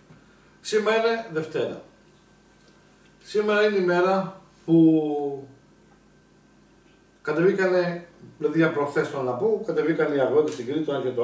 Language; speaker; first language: Greek; native; Greek